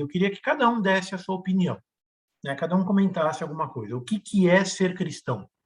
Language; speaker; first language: Portuguese; native; Portuguese